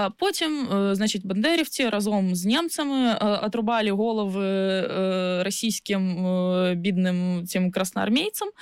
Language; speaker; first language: Ukrainian; non-native, local second language; Russian